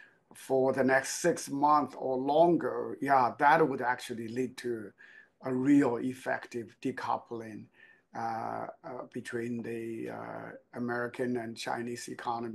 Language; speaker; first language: English; non-native, fluent; Chinese